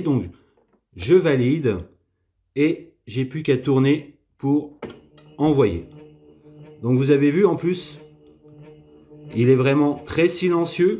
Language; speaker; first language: French; native; French